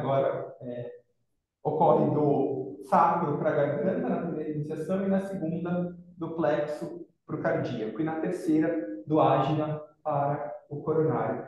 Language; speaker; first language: Portuguese; native; Portuguese